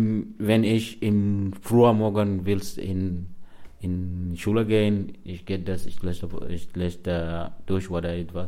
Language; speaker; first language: German; non-native, learner; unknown